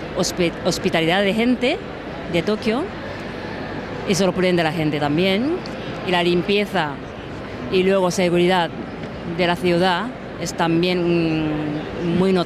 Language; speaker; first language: Spanish; non-native, fluent; Japanese